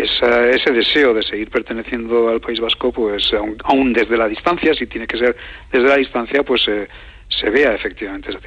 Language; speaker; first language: Spanish; native; Spanish